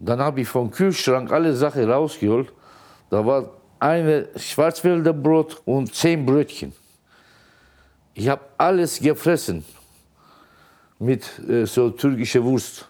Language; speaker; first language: German; non-native, learner; Turkish